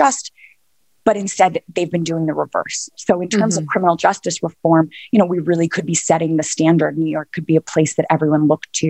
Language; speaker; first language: English; native; English